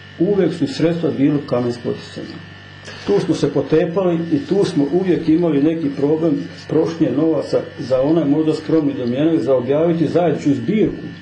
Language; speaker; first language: Croatian; native; Croatian